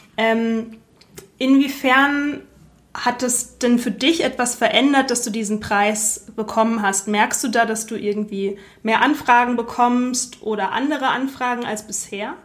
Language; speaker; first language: German; native; German